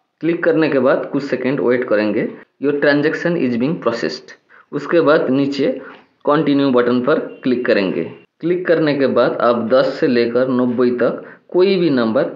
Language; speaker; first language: Hindi; non-native, local second language; Bangla